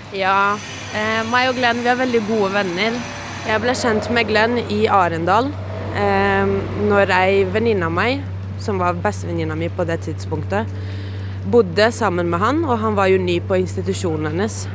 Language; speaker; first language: Norwegian; early bilingual, other home language; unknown